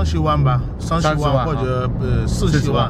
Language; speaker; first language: Chinese; non-native, fluent; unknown